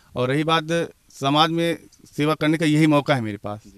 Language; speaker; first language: Hindi; native; Hindi